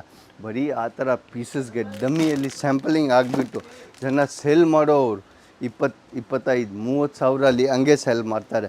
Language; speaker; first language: Kannada; non-native, fluent; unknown